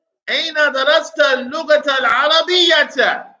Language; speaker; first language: Arabic; non-native, fluent; English